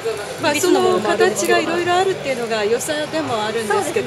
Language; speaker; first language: Japanese; native; Japanese